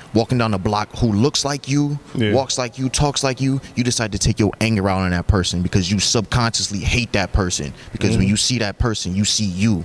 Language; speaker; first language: English; native; English